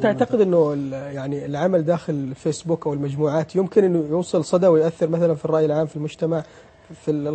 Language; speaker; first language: Arabic; native; Arabic